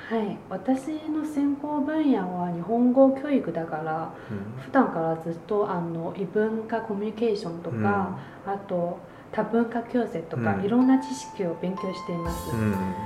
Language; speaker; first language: Japanese; non-native, fluent; Chinese